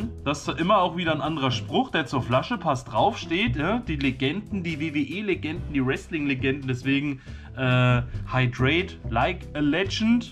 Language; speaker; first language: German; native; German